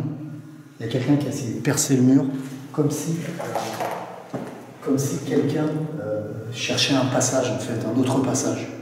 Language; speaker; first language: French; native; French